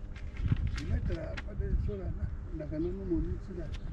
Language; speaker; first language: Japanese; native; Japanese